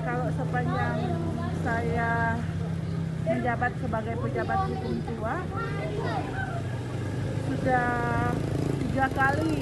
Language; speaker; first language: Indonesian; native; Indonesian